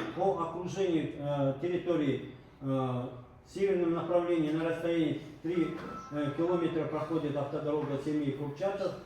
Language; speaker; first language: Russian; non-native, local second language; Kazakh